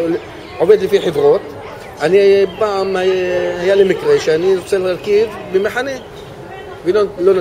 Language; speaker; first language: Hebrew; non-native, local second language; Arabic